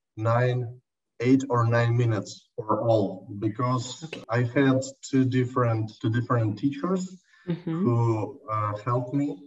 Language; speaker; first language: English; non-native, learner; Russian